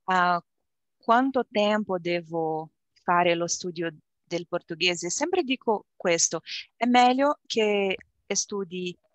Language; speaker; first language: Italian; non-native, learner; Portuguese